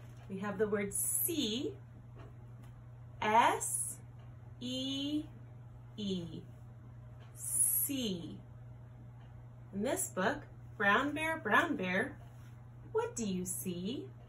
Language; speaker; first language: English; native; English